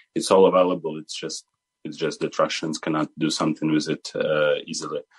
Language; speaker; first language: English; non-native, fluent; Ukrainian